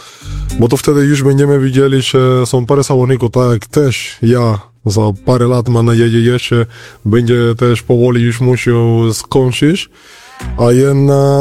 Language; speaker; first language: Polish; non-native, learner; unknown